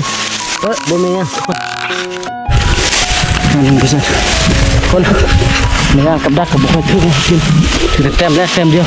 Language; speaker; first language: Thai; non-native, local second language; Lao